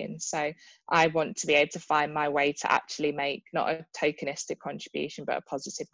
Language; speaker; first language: English; native; English